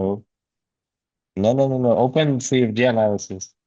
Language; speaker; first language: English; non-native, learner; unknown